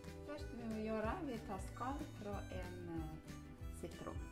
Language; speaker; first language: Norwegian; non-native, learner; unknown